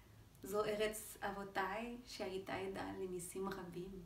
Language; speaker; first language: Hebrew; non-native, learner; French